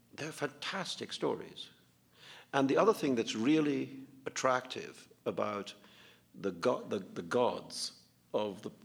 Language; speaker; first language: English; non-native, local second language; Urdu